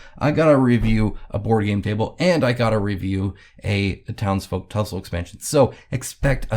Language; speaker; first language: English; native; English